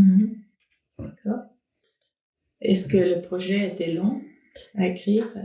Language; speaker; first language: French; non-native, learner; Finnish